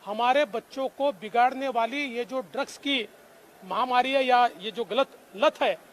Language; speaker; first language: Hindi; non-native, local second language; Marathi